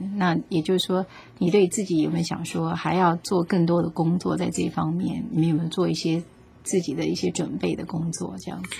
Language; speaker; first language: Chinese; native; Chinese